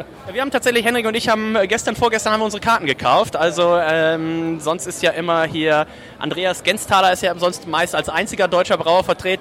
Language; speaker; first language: German; native; German